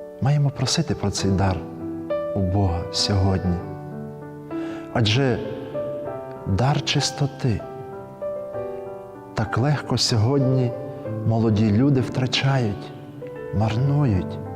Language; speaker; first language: Ukrainian; native; Ukrainian